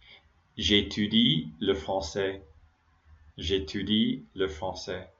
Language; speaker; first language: French; non-native, fluent; English